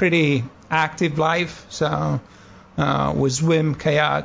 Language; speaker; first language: English; non-native, fluent; Italian